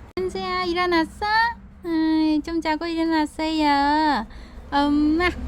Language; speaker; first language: Korean; non-native, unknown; Vietnamese